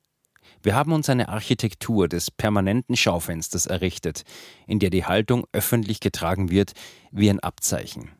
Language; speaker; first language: German; native; German